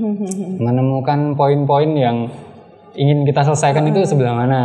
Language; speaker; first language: Indonesian; native; Indonesian